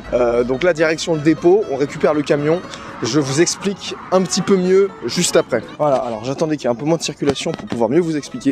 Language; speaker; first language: French; native; French